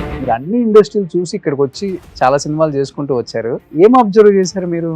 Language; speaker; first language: Telugu; native; Telugu